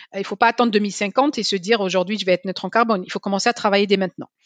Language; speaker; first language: French; non-native, local second language; Arabic